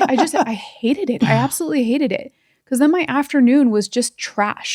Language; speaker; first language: English; native; English